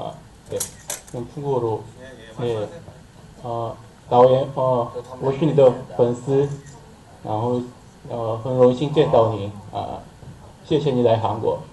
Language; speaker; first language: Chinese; non-native, learner; Korean